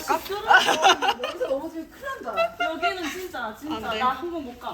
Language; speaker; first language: Korean; native; Korean